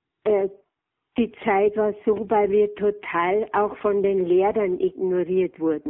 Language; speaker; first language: German; native; German